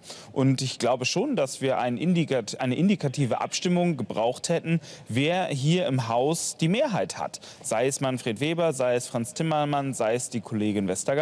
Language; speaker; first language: German; native; German